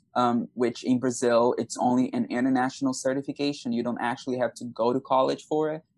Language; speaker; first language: English; non-native, fluent; Portuguese